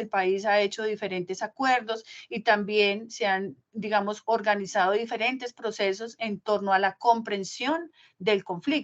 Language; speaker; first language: Spanish; native; Spanish